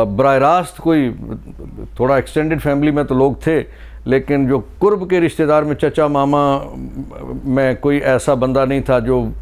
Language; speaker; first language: Urdu; non-native, local second language; Pahari-Potwari